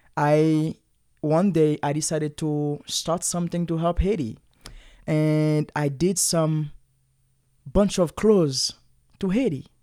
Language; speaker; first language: English; non-native, fluent; Haitian Creole